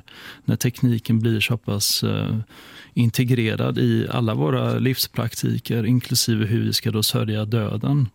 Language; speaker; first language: Swedish; native; Swedish